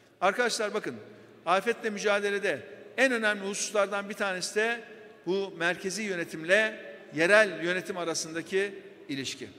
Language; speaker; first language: Turkish; native; Turkish